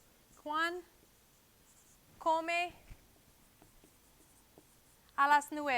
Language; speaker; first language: Spanish; non-native, fluent; English